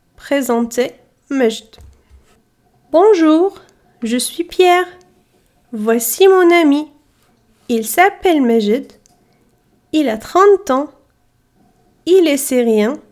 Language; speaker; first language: French; non-native, fluent; Arabic